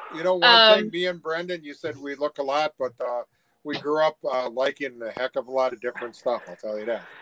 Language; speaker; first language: English; native; English